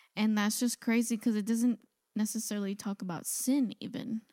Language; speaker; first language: English; native; English